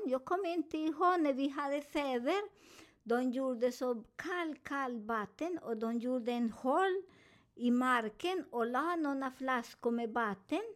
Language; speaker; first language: Swedish; non-native, learner; Spanish